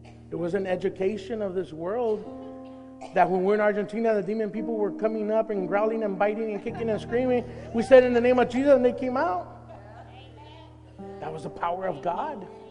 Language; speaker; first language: English; early bilingual, other home language; Spanish